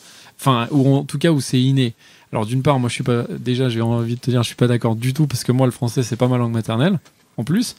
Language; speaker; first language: French; native; French